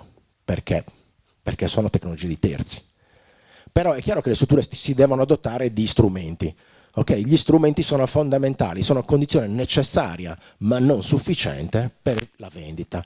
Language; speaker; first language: Italian; native; Italian